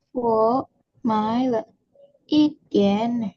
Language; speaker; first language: Chinese; non-native, learner; Indonesian